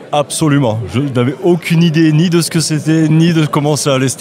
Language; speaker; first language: French; native; French